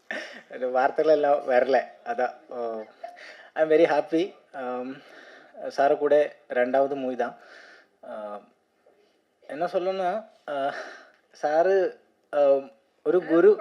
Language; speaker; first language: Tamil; non-native, learner; Malayalam